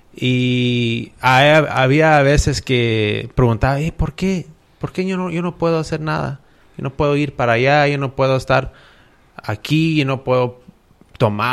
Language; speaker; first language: Spanish; non-native, fluent; English